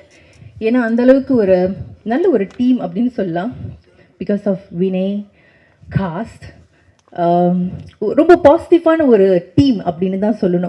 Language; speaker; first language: Tamil; native; Tamil